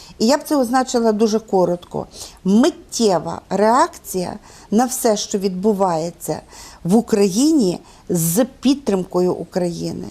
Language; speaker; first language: Ukrainian; native; Ukrainian